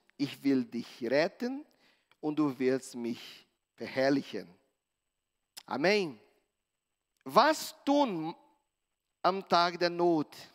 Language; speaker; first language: German; non-native, fluent; Portuguese